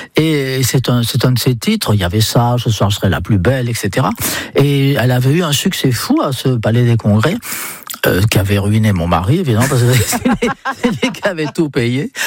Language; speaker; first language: French; non-native, fluent; English